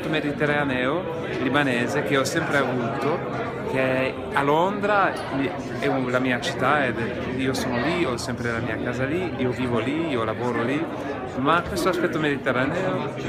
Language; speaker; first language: Italian; non-native, fluent; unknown